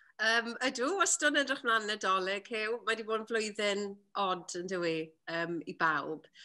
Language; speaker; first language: Welsh; native; Welsh